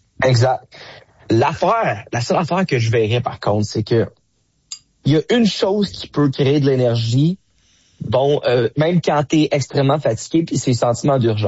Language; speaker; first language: French; native; French